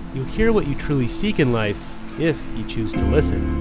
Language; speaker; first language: English; native; English